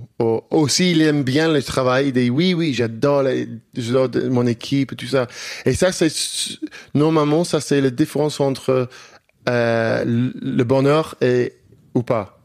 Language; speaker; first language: French; non-native, fluent; English